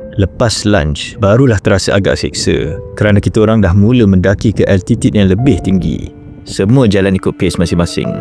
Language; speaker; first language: Malay; native; Malay